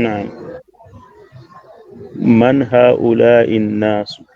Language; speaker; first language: Arabic; non-native, learner; French